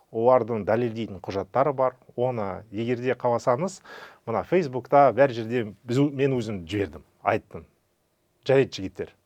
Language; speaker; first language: Kazakh; non-native, fluent; Russian